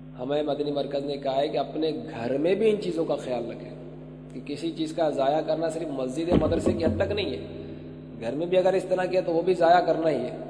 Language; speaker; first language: Urdu; native; Urdu